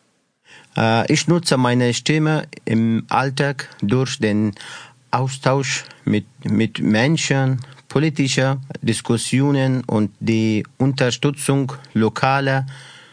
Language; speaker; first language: German; non-native, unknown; Persian